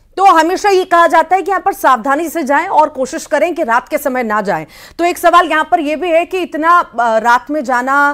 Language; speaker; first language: Hindi; native; Hindi